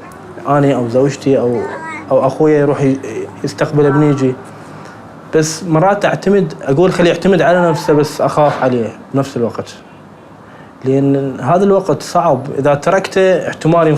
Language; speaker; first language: Arabic; native; Arabic